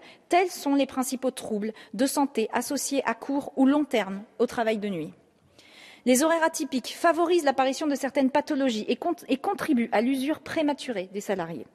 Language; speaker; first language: French; native; French